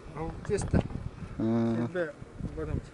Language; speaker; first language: Russian; non-native, local second language; Yakut